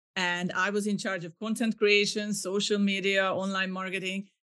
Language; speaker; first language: English; non-native, fluent; Hungarian